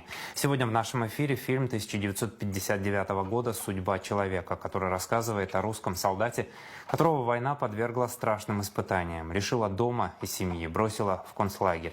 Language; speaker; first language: Russian; native; Russian